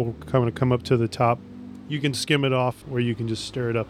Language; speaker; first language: English; native; English